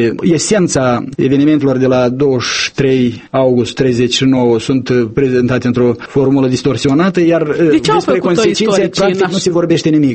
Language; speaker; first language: Romanian; native; Romanian